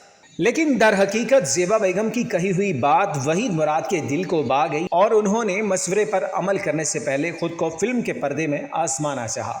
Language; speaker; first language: Urdu; native; Urdu